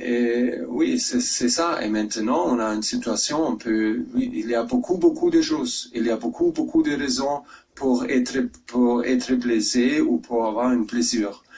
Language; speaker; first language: French; non-native, fluent; German